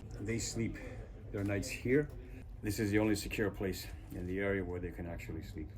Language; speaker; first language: English; native; English